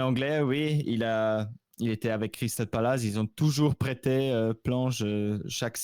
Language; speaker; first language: French; non-native, local second language; Swiss German